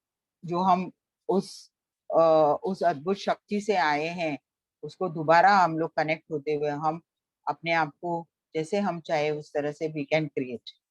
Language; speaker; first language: Hindi; native; Hindi